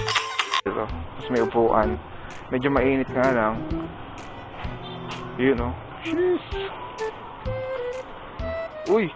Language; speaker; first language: Filipino; native; Filipino